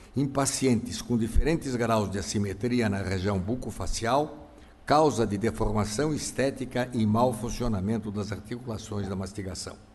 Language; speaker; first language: Portuguese; early bilingual, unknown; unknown